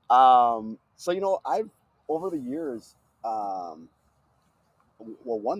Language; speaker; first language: English; native; English